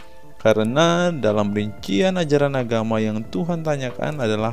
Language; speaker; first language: Indonesian; native; Indonesian